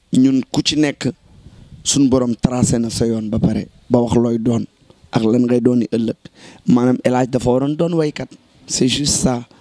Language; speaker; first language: Wolof; native; Wolof